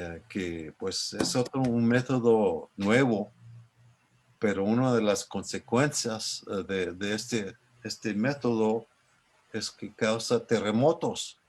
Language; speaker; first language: Spanish; early bilingual, other home language; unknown